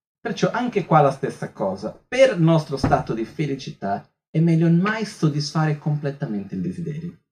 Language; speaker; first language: Italian; non-native, fluent; Portuguese